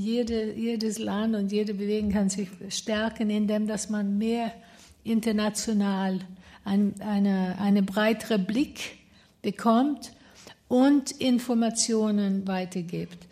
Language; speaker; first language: German; non-native, fluent; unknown